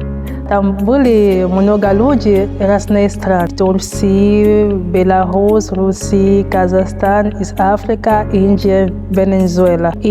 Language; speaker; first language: Russian; non-native, learner; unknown